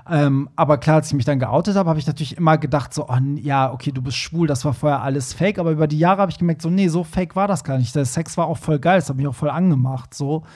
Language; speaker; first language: German; early bilingual, other home language; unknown